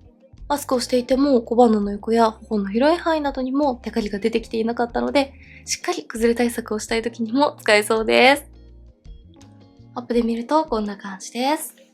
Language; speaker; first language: Japanese; native; Japanese